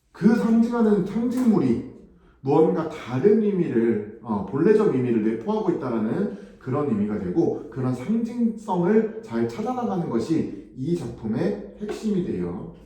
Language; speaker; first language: Korean; native; Korean